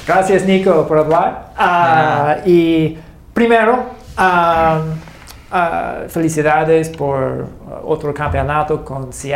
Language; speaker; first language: Spanish; non-native, learner; English